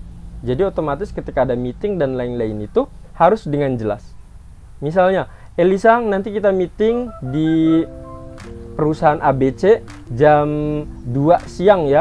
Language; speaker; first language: Indonesian; native; Indonesian